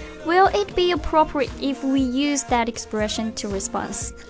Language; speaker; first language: English; non-native, fluent; Chinese